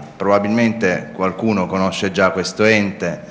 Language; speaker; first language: Italian; native; Italian